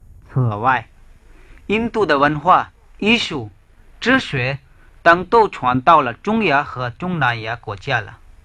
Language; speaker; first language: Chinese; non-native, fluent; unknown